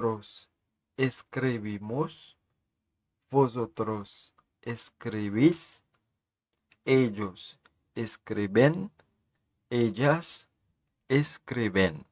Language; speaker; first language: Spanish; non-native, fluent; Haitian Creole